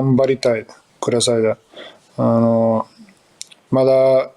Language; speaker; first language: Japanese; non-native, learner; English